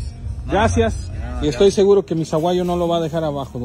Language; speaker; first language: Spanish; native; Spanish